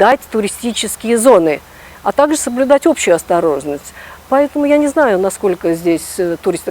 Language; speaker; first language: Russian; non-native, local second language; Ukrainian